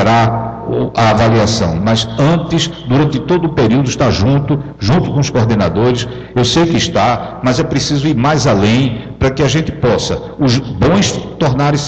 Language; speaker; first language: Portuguese; native; Portuguese